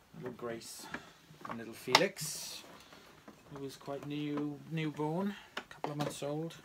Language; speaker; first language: English; native; English